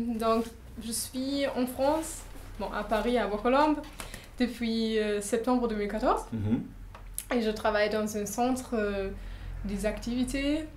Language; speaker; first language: French; non-native, fluent; German